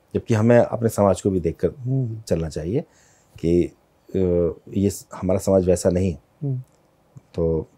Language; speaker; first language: Hindi; native; Hindi